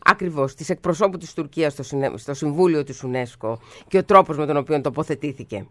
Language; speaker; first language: Greek; native; Greek